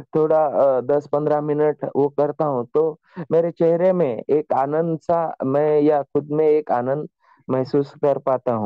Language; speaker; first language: Hindi; non-native, local second language; Marathi